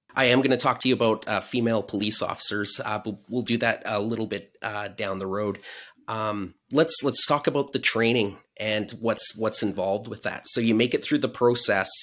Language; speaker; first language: English; native; English